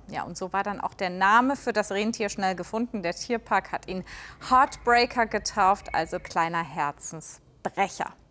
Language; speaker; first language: German; native; German